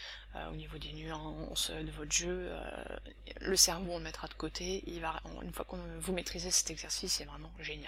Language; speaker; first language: French; native; French